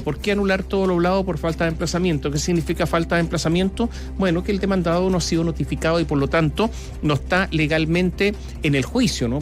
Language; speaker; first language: Spanish; native; Spanish